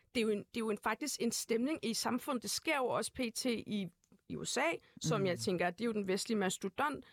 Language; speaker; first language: Danish; native; Danish